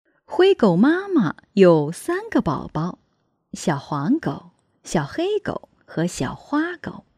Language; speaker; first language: Chinese; native; Chinese